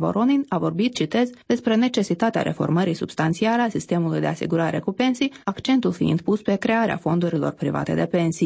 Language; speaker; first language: Romanian; native; Romanian